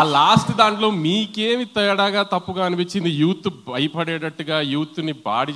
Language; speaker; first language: Telugu; native; Telugu